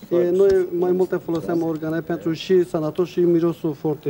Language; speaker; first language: Romanian; non-native, learner; Turkish